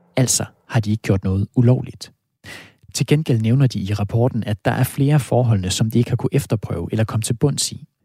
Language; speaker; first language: Danish; native; Danish